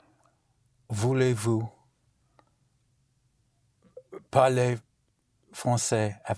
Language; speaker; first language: French; non-native, learner; English